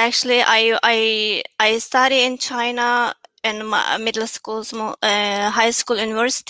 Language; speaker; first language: English; non-native, learner; Chinese